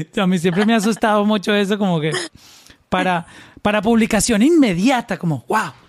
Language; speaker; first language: Spanish; native; Spanish